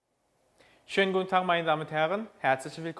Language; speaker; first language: German; non-native, fluent; Korean